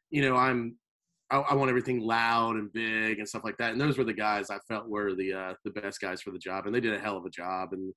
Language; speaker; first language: English; native; English